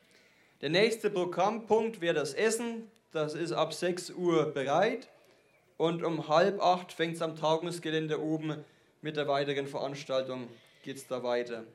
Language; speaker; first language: German; native; German